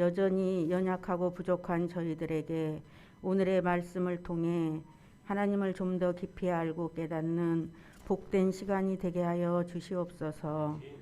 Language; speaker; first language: Korean; native; Korean